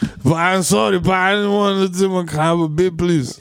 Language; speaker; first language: English; early bilingual, other home language; Spanish